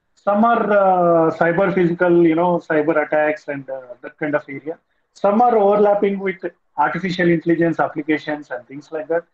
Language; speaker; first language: English; non-native, local second language; Telugu